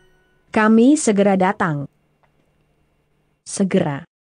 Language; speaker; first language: Indonesian; non-native, learner; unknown